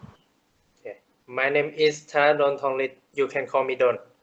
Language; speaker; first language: English; non-native, learner; Thai